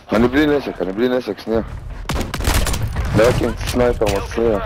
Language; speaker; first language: Hebrew; native; Hebrew